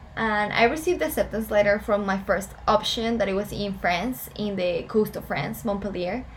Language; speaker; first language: English; non-native, fluent; Spanish